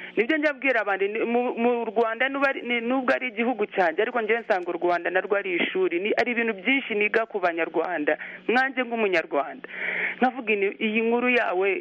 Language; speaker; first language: Kinyarwanda; early bilingual, heritage; Kinyarwanda